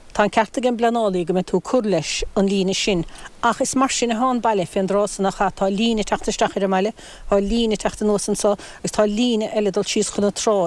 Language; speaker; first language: Irish; native; Irish